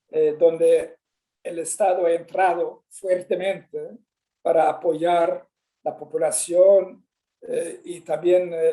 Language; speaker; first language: Spanish; non-native, fluent; Swedish